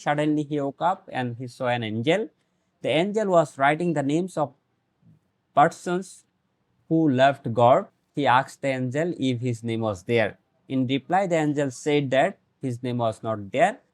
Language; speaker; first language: English; non-native, local second language; Bangla